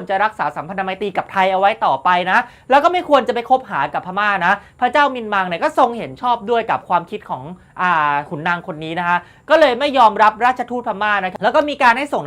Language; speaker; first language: Thai; native; Thai